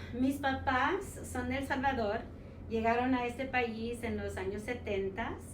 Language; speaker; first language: Spanish; early bilingual, heritage; Spanish